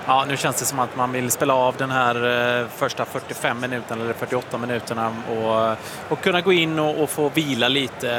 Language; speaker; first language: Swedish; native; Swedish